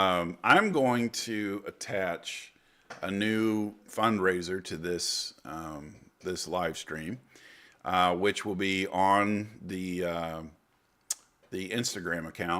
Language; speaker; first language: English; native; English